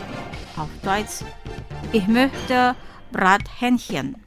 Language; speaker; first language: German; non-native, fluent; Indonesian